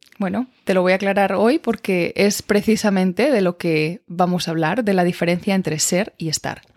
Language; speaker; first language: Spanish; native; Spanish